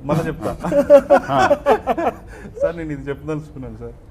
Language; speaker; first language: Telugu; native; Telugu